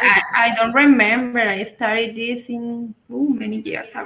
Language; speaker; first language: English; non-native, learner; Spanish